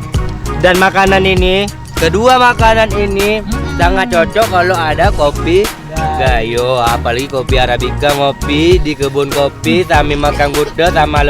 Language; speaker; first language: Indonesian; native; Indonesian